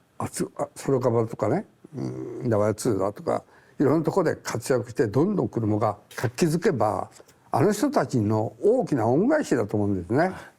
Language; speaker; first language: Japanese; native; Japanese